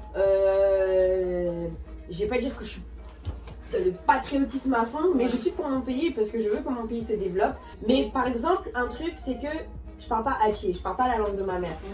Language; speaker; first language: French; native; French